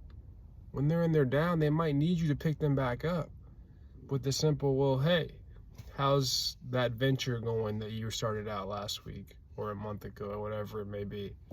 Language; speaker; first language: English; native; English